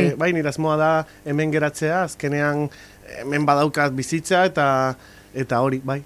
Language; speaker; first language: Basque; non-native, local second language; Spanish